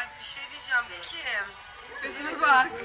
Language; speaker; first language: Turkish; native; Turkish